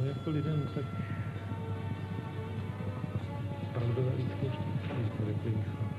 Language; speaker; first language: Czech; native; Czech